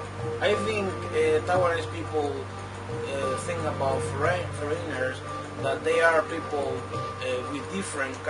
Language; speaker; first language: English; non-native, fluent; Spanish